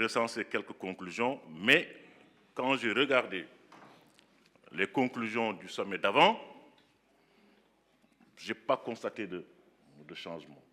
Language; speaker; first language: French; non-native, local second language; Wolof